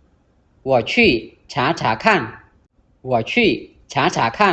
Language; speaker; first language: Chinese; non-native, learner; Khmer